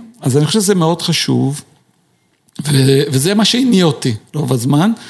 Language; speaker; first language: Hebrew; non-native, fluent; Portuguese